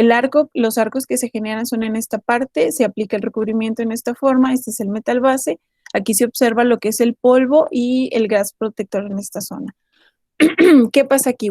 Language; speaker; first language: Spanish; native; Spanish